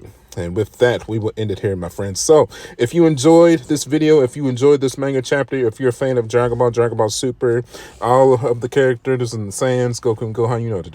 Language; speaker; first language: English; native; English